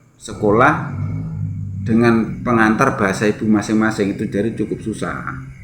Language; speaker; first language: Indonesian; native; Indonesian